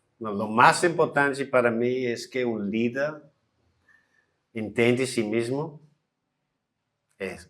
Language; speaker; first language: Portuguese; non-native, learner; English